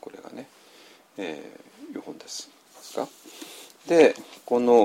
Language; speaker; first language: Japanese; native; Japanese